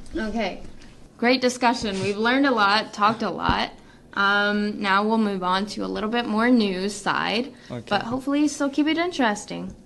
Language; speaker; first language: English; native; English